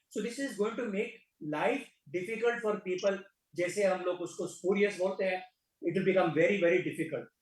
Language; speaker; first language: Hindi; non-native, local second language; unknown